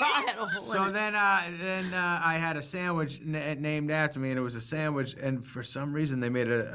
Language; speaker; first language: English; native; English